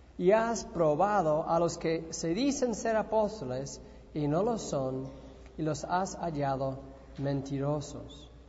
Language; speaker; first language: Spanish; non-native, fluent; English